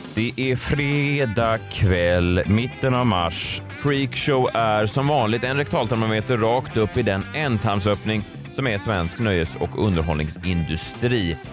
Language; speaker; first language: Swedish; native; Swedish